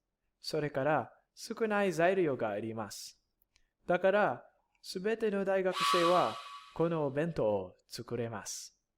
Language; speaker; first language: Japanese; non-native, learner; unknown